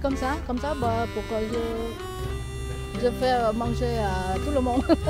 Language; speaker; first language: French; non-native, learner; Vietnamese